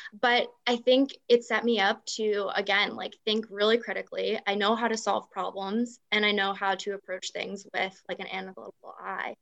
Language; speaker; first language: English; native; English